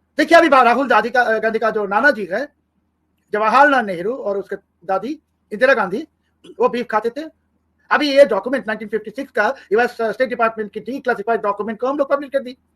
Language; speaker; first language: Hindi; non-native, fluent; Bangla